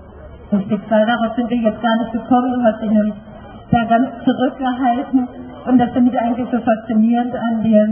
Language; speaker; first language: German; native; German